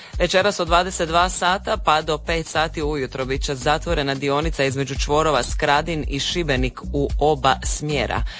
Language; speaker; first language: Croatian; native; Croatian